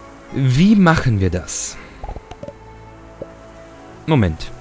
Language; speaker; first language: German; native; German